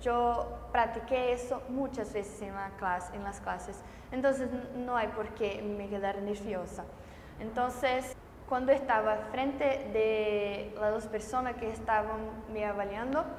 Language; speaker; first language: Spanish; non-native, fluent; Portuguese